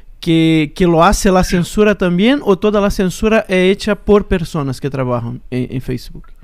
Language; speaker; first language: Spanish; non-native, learner; Portuguese